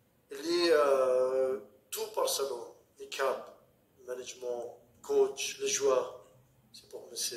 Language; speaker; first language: French; non-native, learner; Arabic